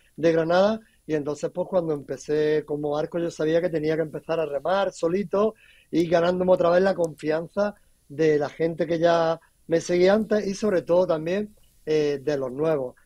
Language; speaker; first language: Spanish; native; Spanish